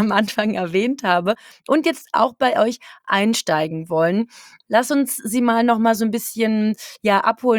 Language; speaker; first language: German; native; German